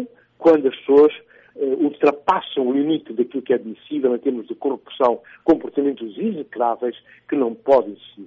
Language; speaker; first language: Portuguese; non-native, local second language; Upper Guinea Crioulo